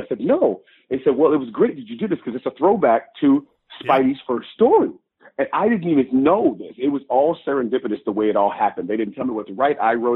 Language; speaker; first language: English; native; English